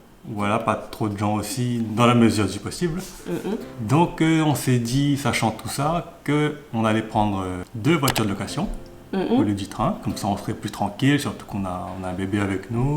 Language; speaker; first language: French; native; French